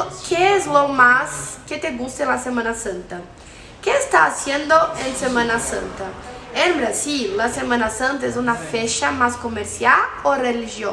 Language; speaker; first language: Spanish; non-native, fluent; Portuguese